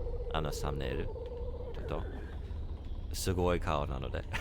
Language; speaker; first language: Japanese; non-native, learner; English